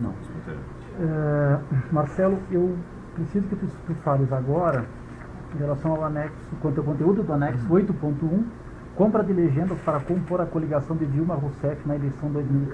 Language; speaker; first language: Portuguese; native; Portuguese